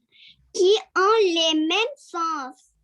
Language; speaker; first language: French; non-native, learner; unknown